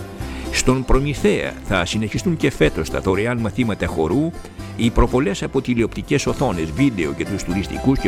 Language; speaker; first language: Greek; native; Greek